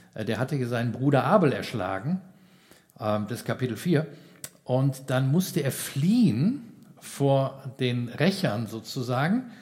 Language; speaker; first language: German; native; German